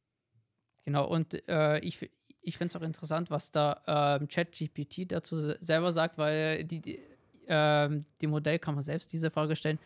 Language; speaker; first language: German; native; German